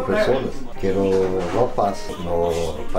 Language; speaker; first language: Spanish; non-native, learner; Arabic